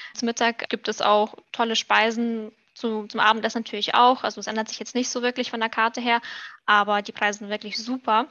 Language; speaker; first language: German; early bilingual, other home language; Russian